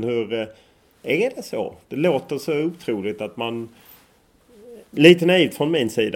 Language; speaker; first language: Swedish; native; Swedish